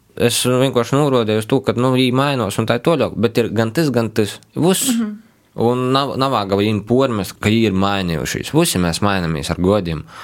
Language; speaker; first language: Latvian; native; Latvian